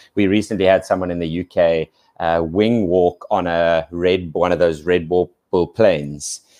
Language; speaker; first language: English; native; English